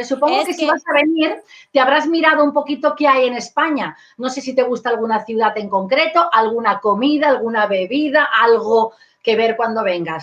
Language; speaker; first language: Spanish; native; Spanish